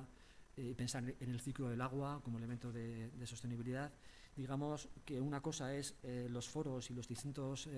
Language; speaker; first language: Spanish; native; Spanish